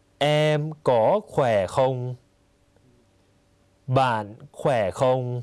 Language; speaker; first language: Vietnamese; non-native, fluent; Thai